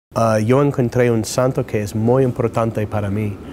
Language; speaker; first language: Spanish; non-native, fluent; English